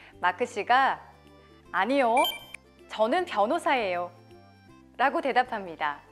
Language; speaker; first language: Korean; native; Korean